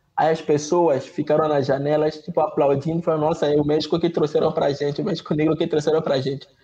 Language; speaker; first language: Portuguese; non-native, fluent; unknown